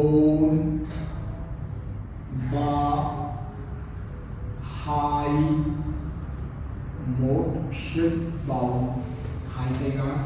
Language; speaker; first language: Vietnamese; non-native, learner; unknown